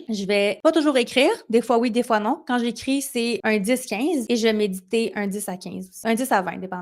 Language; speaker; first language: French; native; French